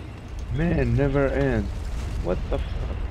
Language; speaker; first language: English; non-native, learner; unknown